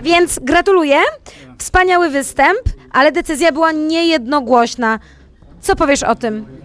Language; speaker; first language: Polish; native; Polish